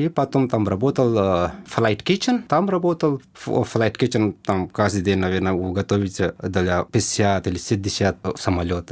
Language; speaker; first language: Russian; non-native, learner; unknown